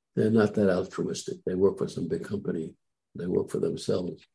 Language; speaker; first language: English; native; English